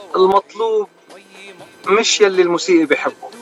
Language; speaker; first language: Arabic; native; Arabic